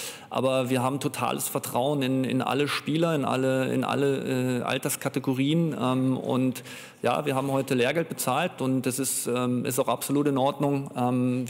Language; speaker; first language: German; native; German